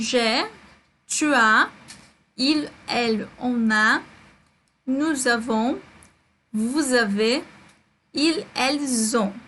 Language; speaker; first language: French; non-native, fluent; Portuguese